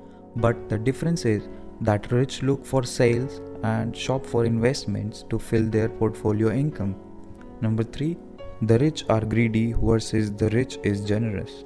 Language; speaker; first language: English; non-native, local second language; Hindi